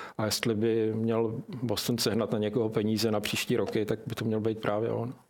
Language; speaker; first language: Czech; native; Czech